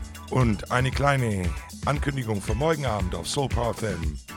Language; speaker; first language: German; native; German